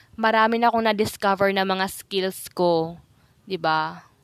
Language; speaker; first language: Filipino; non-native, fluent; Cebuano